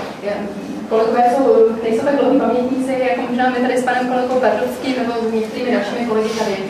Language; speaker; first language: Czech; native; Czech